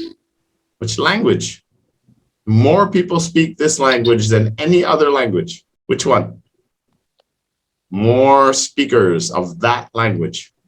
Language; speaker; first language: English; non-native, fluent; French